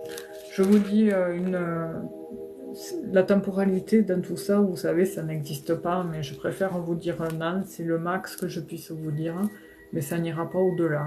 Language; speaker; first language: French; native; French